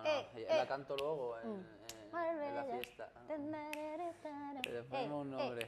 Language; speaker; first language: Spanish; early bilingual, other home language; Arabic